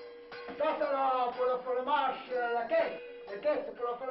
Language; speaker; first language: French; non-native, learner; Chinese